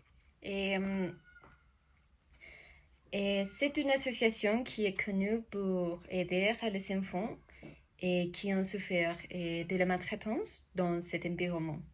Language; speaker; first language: French; non-native, learner; Spanish